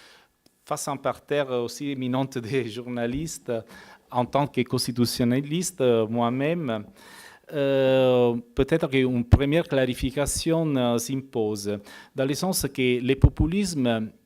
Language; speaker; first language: French; non-native, fluent; Italian